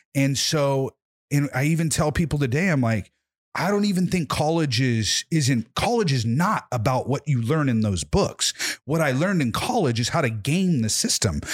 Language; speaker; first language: English; native; English